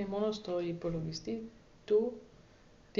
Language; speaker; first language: Greek; non-native, learner; German